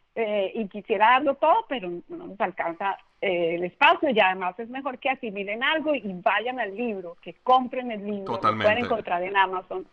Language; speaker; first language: Spanish; native; Spanish